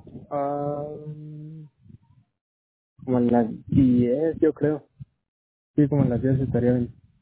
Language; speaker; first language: Spanish; native; Spanish